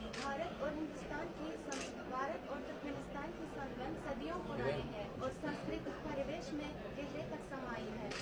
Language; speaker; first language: Hindi; non-native, learner; Turkmen